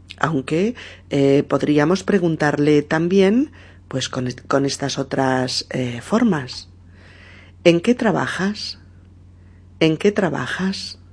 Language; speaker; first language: Spanish; native; Spanish